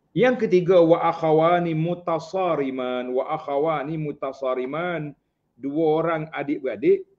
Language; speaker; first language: Malay; native; Malay